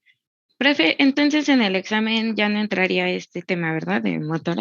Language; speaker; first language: Spanish; native; Spanish